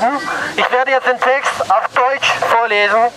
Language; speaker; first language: German; non-native, fluent; Ukrainian